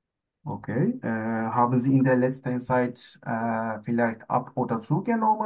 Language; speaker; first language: German; non-native, learner; Turkish